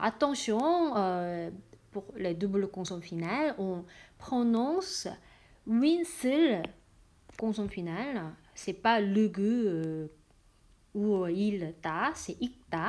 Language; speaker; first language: French; non-native, fluent; Korean